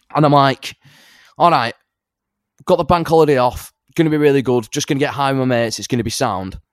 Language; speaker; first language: English; native; English